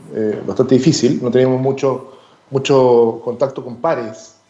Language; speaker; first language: Spanish; native; Spanish